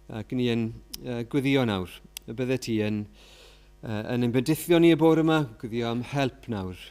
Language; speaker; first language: Welsh; native; Welsh